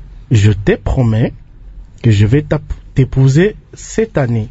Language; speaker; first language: French; non-native, local second language; Lingala